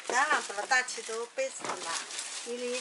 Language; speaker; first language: Russian; non-native, learner; Chinese